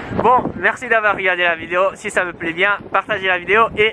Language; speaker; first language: French; non-native, fluent; Japanese